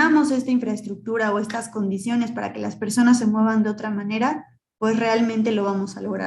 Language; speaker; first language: Spanish; native; Spanish